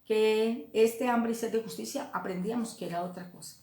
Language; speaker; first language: Spanish; native; Spanish